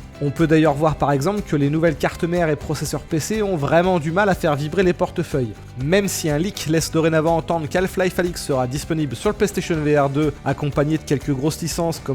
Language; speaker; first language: French; native; French